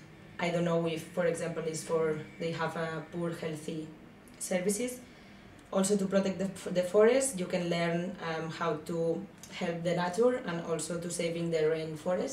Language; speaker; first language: English; non-native, learner; Spanish